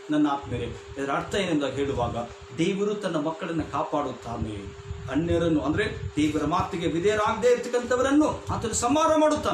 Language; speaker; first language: Kannada; native; Kannada